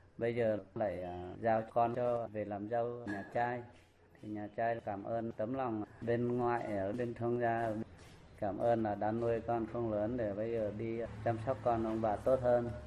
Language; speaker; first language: Vietnamese; non-native, local second language; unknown